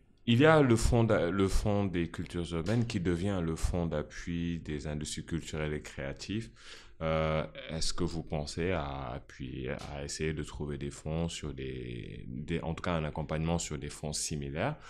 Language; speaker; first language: French; non-native, local second language; Wolof